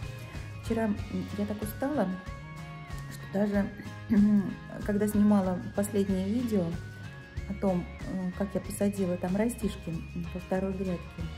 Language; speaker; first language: Russian; native; Russian